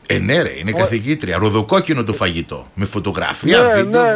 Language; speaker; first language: Greek; native; Greek